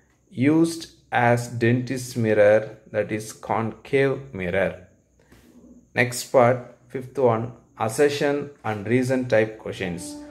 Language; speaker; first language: English; non-native, local second language; Tamil